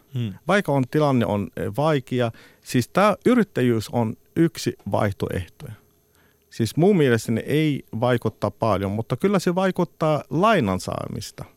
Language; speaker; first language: Finnish; non-native, fluent; Arabic